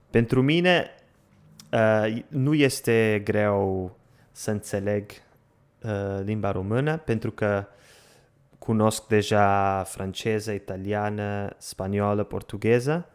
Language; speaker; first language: Romanian; non-native, learner; Portuguese